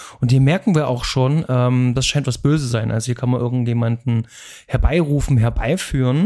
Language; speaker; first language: German; native; German